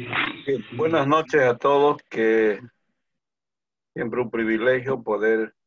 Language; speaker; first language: Spanish; native; Spanish